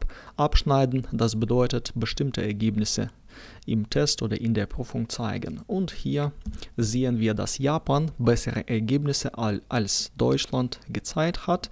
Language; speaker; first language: German; non-native, fluent; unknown